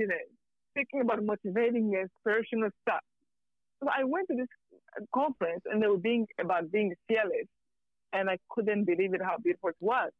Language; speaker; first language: English; non-native, local second language; Kinyarwanda